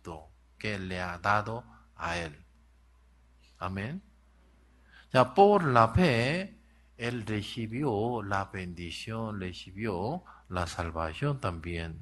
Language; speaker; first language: Spanish; non-native, learner; Korean